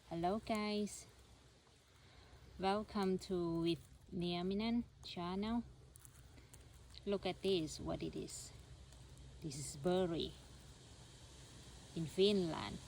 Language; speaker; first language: English; non-native, learner; Thai